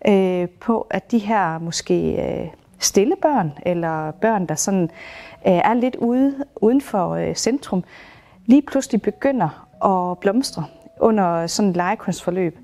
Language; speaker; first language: Danish; native; Danish